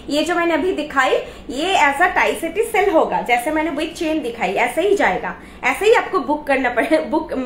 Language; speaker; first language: Hindi; non-native, local second language; Bangla